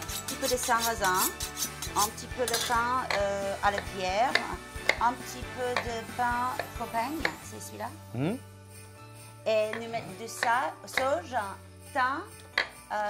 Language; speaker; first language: French; non-native, learner; English